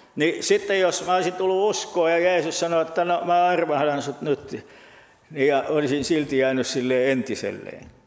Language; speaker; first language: Finnish; native; Finnish